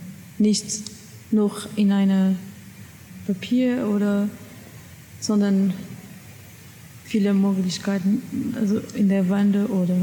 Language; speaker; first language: German; non-native, learner; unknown